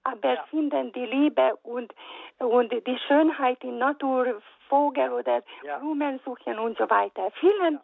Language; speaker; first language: German; non-native, fluent; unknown